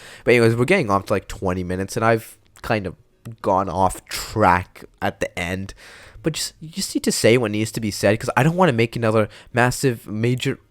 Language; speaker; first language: English; native; English